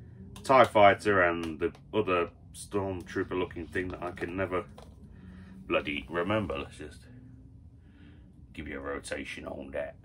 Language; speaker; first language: English; native; English